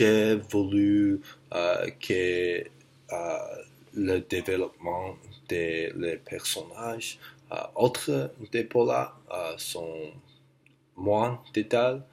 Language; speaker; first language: French; non-native, learner; English